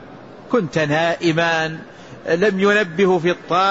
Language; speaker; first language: Arabic; native; Arabic